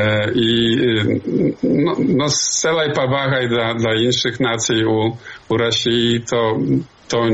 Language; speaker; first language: Polish; non-native, learner; Belarusian